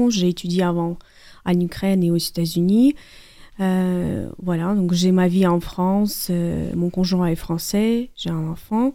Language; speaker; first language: French; non-native, learner; Ukrainian